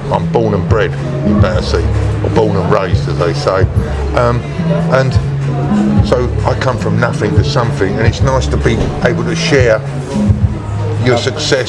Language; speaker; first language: English; native; English